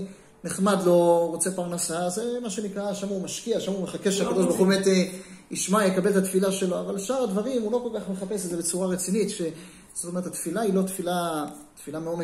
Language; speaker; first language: Hebrew; native; Hebrew